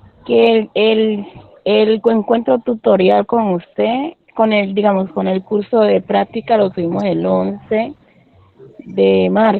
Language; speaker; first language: Spanish; native; Spanish